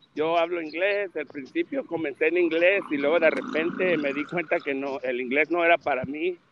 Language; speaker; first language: Spanish; early bilingual, heritage; Spanish